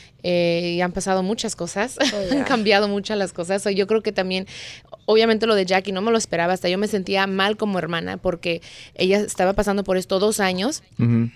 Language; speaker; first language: Spanish; early bilingual, heritage; Spanish